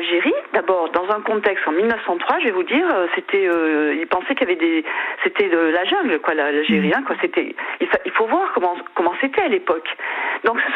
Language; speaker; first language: French; native; French